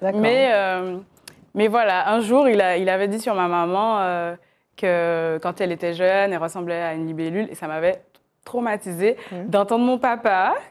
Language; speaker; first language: French; native; French